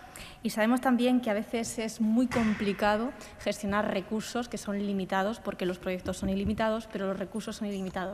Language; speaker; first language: Spanish; native; Spanish